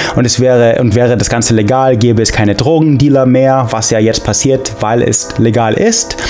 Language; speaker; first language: German; non-native, fluent; English